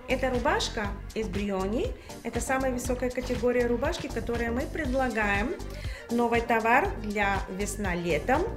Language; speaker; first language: Russian; non-native, learner; Bulgarian